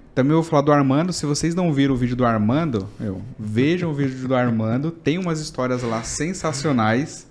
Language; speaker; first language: Portuguese; native; Portuguese